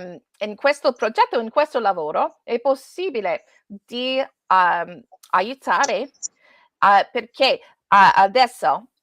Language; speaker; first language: Italian; non-native, learner; English